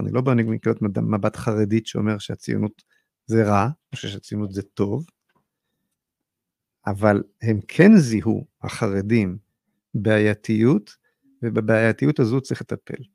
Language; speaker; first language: Hebrew; native; Hebrew